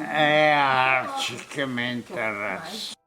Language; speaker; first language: Portuguese; non-native, fluent; Polish